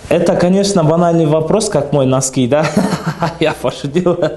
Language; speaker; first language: Russian; non-native, local second language; Kyrgyz